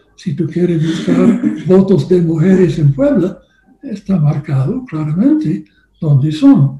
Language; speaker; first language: Spanish; non-native, learner; English